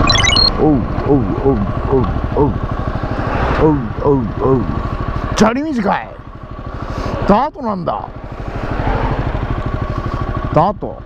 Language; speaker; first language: Japanese; native; Japanese